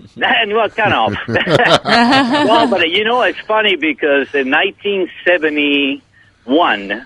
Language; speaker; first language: English; non-native, fluent; Spanish